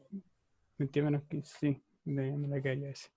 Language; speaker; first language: Spanish; native; Spanish